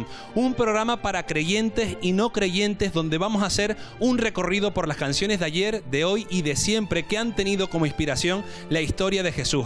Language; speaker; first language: Spanish; native; Spanish